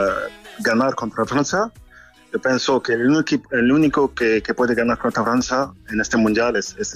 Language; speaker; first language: Spanish; non-native, fluent; French